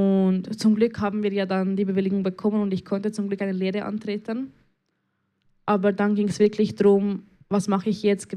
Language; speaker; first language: German; early bilingual, other home language; Spanish